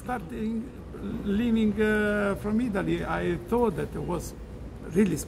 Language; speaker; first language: English; non-native, learner; Italian